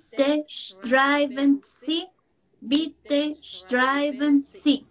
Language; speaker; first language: German; non-native, learner; Spanish